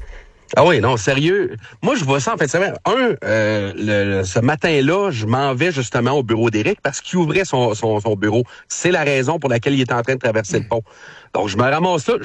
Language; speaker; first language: French; native; French